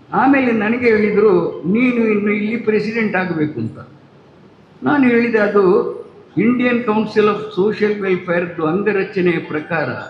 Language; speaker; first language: Kannada; non-native, local second language; Tulu